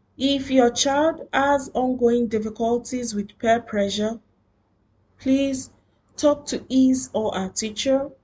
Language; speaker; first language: English; non-native, local second language; Yoruba